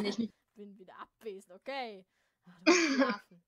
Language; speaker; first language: German; native; German